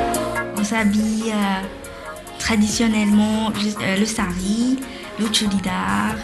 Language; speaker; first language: French; non-native, learner; Tamil